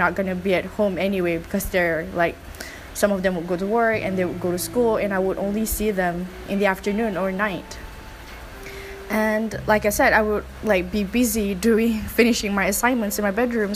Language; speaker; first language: English; non-native, local second language; Malay